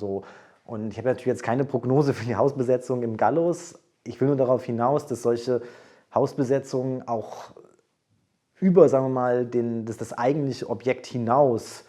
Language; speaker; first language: German; native; German